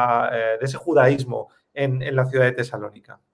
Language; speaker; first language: Spanish; native; Spanish